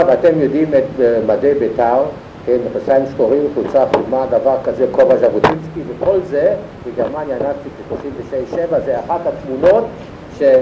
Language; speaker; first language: Hebrew; non-native, fluent; German